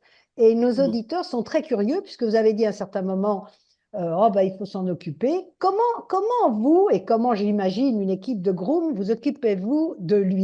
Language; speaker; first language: French; native; French